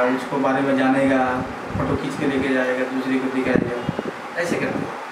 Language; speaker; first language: Hindi; non-native, local second language; Bangla